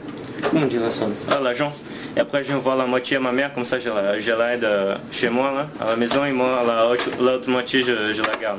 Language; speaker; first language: French; non-native, fluent; Portuguese